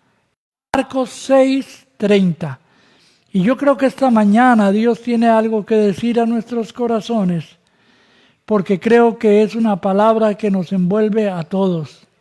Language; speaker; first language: Spanish; native; Spanish